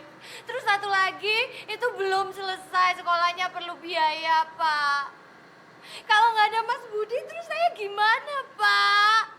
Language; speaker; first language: Indonesian; native; Indonesian